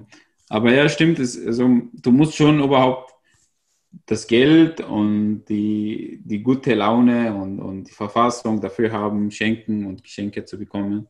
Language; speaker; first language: German; non-native, fluent; Arabic